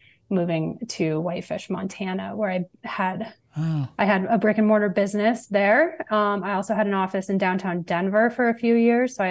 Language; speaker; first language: English; native; English